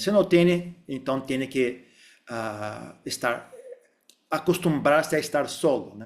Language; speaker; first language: Spanish; non-native, fluent; Portuguese